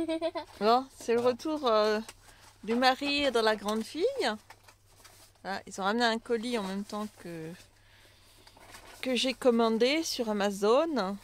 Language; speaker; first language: French; native; French